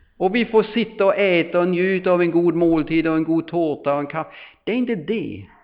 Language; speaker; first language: Swedish; non-native, fluent; German